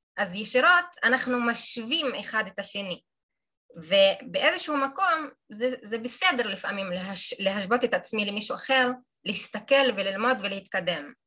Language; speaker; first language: Hebrew; non-native, local second language; Arabic